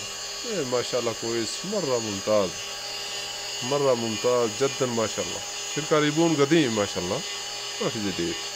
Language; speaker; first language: Arabic; non-native, learner; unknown